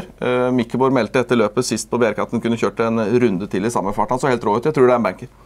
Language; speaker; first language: Norwegian; native; Norwegian